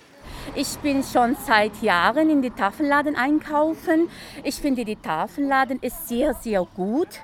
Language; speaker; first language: German; non-native, learner; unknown